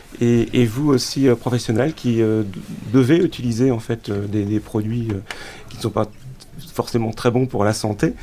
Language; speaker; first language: French; native; French